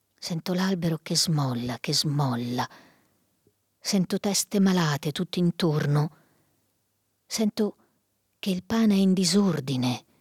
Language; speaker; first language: Italian; native; Italian